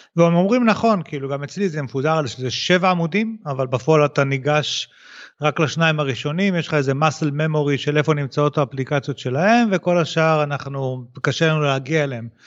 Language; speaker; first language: Hebrew; native; Hebrew